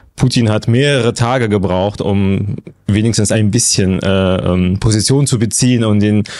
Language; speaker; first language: German; non-native, fluent; Russian